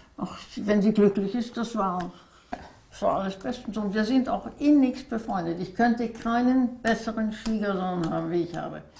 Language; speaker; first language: German; native; German